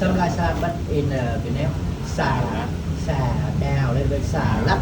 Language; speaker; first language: English; non-native, fluent; Vietnamese